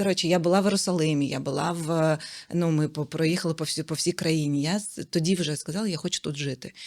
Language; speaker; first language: Ukrainian; non-native, local second language; Russian